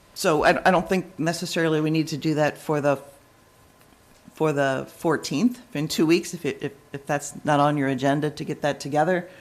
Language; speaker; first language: English; native; English